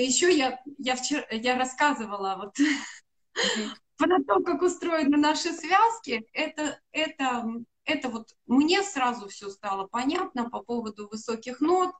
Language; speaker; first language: Russian; native; Russian